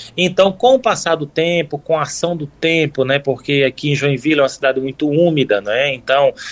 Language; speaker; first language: Portuguese; native; Portuguese